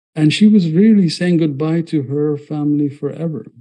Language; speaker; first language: English; non-native, fluent; Malayalam